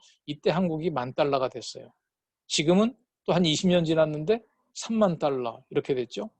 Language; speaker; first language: Korean; native; Korean